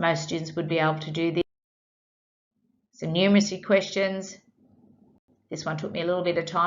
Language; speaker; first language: English; native; English